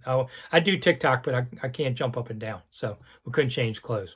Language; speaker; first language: English; native; English